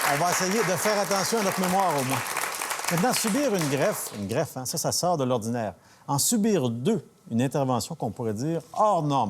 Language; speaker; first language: French; native; French